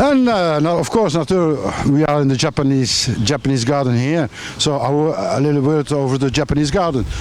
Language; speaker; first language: English; non-native, fluent; French